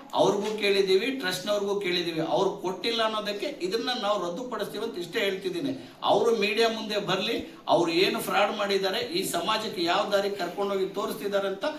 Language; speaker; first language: Kannada; non-native, local second language; Lambadi